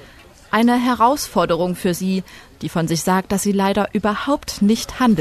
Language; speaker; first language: German; native; German